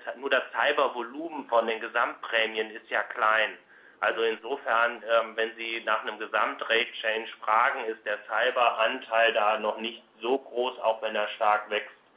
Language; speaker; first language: German; native; German